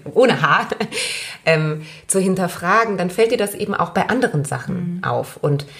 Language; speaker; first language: German; native; German